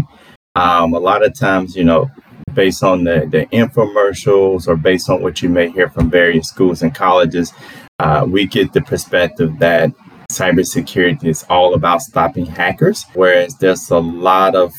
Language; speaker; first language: English; native; English